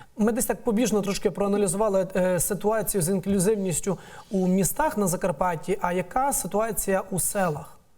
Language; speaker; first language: Ukrainian; native; Ukrainian